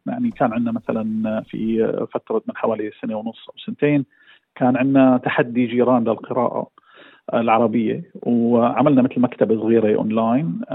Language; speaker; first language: Arabic; native; Arabic